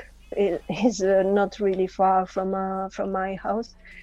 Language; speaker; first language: English; non-native, fluent; Italian